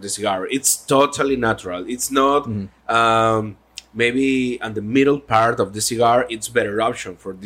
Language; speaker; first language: English; non-native, learner; Spanish